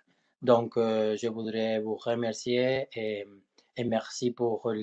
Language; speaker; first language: French; non-native, fluent; Spanish